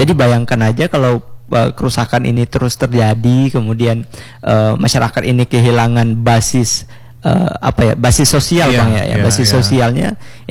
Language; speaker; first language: Indonesian; non-native, local second language; Minangkabau